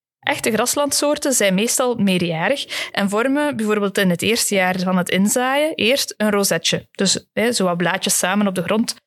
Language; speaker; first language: Dutch; native; Dutch